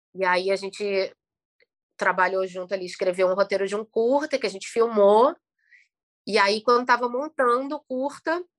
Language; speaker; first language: Portuguese; native; Portuguese